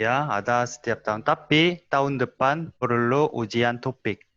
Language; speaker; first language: Indonesian; non-native, learner; Korean